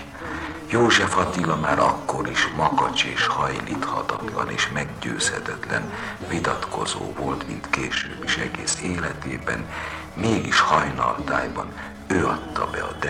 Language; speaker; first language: Hungarian; native; Hungarian